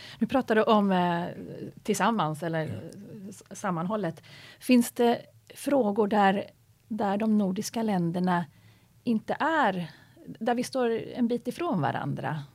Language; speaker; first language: Swedish; native; Swedish